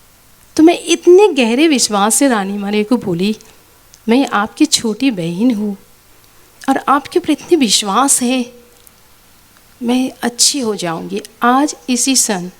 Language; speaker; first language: Hindi; non-native, local second language; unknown